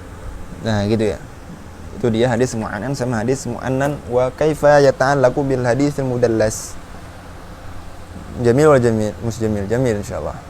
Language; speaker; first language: Indonesian; native; Indonesian